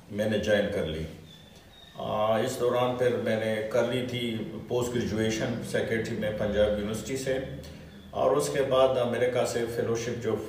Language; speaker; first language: Urdu; non-native, local second language; Pashto